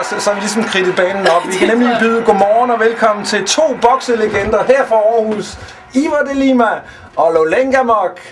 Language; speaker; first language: Danish; native; Danish